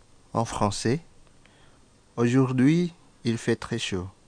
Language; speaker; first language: French; non-native, fluent; Indonesian